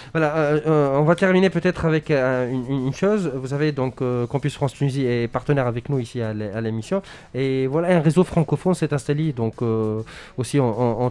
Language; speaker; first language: French; non-native, local second language; Arabic